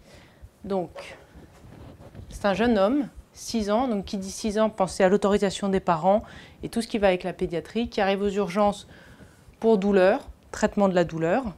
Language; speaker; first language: French; native; French